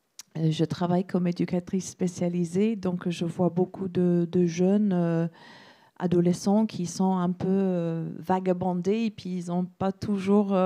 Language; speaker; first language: French; non-native, fluent; English